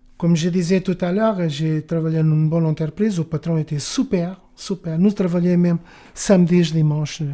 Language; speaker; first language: French; non-native, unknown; Portuguese